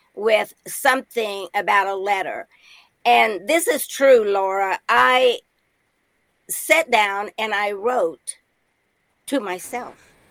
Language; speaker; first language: English; native; English